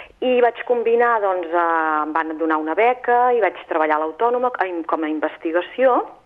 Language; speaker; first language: Catalan; native; Catalan